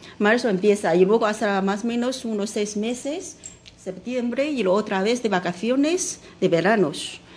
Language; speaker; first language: Spanish; non-native, learner; Chinese